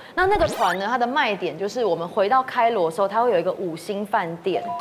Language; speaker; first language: Chinese; native; Chinese